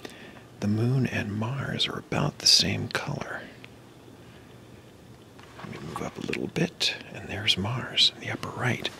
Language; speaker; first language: English; native; English